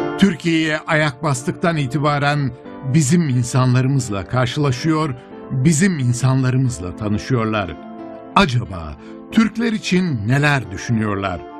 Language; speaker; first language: Turkish; native; Turkish